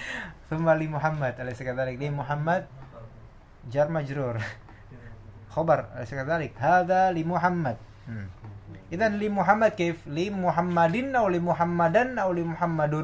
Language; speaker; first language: Arabic; non-native, fluent; Indonesian